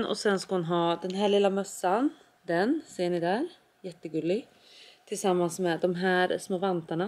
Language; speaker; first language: Swedish; native; Swedish